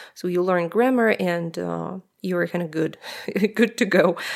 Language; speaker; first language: English; non-native, fluent; Russian